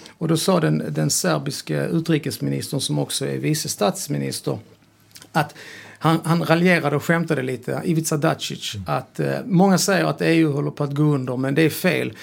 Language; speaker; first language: Swedish; early bilingual, other home language; Serbian